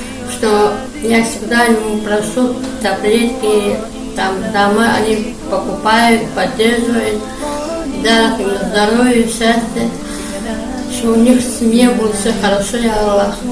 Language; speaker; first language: Russian; non-native, local second language; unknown